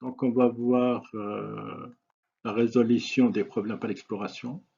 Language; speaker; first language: French; non-native, local second language; Arabic